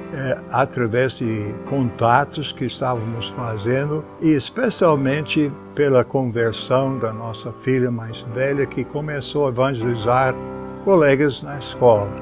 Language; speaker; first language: Portuguese; non-native, fluent; English